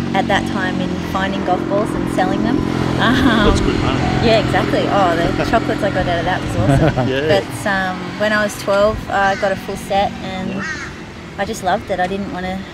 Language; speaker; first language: English; native; English